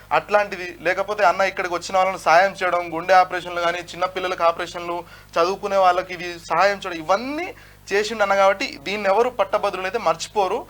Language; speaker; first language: Telugu; non-native, local second language; Lambadi